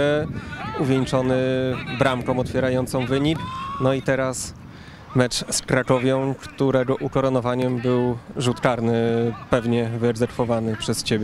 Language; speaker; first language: Polish; native; Polish